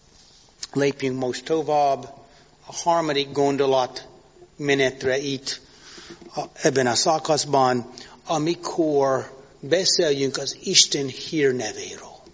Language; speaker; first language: Hungarian; non-native, learner; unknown